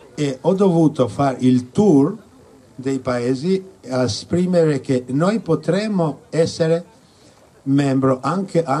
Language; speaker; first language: Italian; non-native, fluent; Albanian